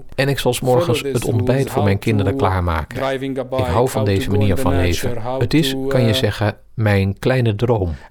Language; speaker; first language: Dutch; non-native, fluent; Arabic